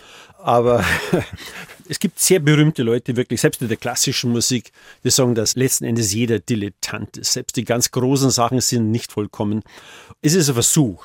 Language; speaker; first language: German; native; German